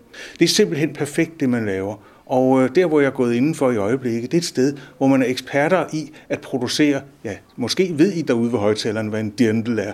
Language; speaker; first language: Danish; native; Danish